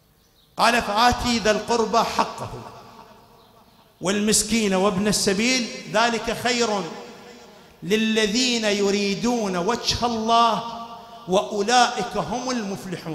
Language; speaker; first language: Arabic; native; Arabic